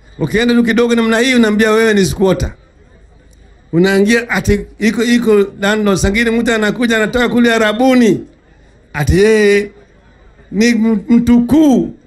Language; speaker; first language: Swahili; non-native, local second language; Luo (Kenya and Tanzania)